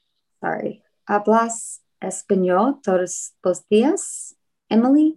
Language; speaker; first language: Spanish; non-native, learner; English